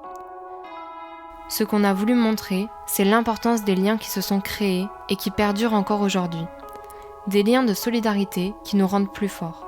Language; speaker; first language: French; native; French